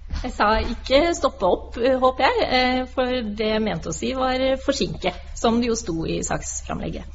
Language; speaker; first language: Norwegian; native; Norwegian